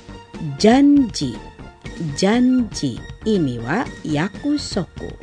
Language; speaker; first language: Japanese; non-native, fluent; Indonesian